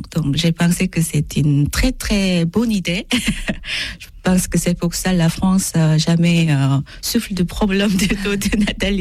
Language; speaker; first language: French; non-native, learner; Korean